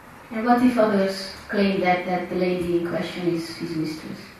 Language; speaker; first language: English; non-native, fluent; Hungarian